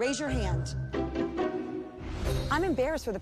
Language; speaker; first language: English; native; English